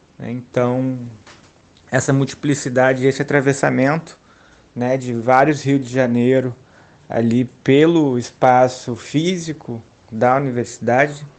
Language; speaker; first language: Portuguese; native; Portuguese